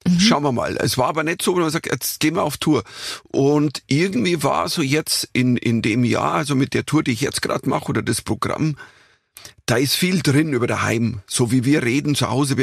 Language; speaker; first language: German; native; German